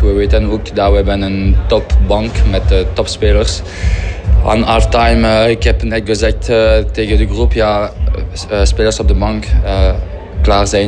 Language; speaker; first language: Dutch; non-native, fluent; French